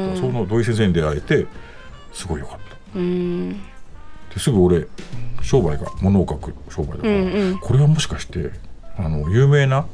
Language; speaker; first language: Japanese; native; Japanese